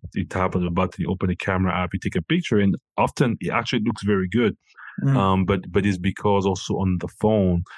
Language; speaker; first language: English; non-native, local second language; French